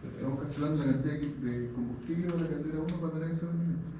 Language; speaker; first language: Spanish; native; Spanish